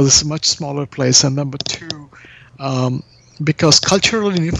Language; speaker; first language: English; non-native, local second language; Bangla